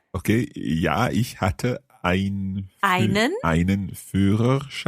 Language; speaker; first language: German; non-native, fluent; English